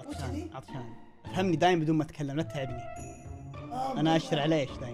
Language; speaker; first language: Arabic; native; Arabic